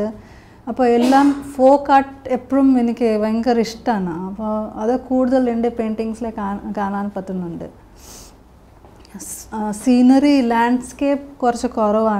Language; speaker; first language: Malayalam; early bilingual, heritage; Malayalam